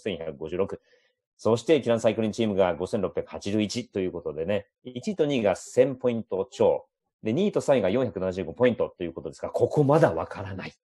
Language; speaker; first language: Japanese; native; Japanese